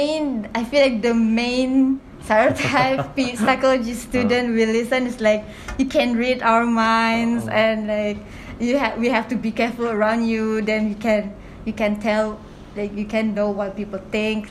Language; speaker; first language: English; non-native, local second language; Malay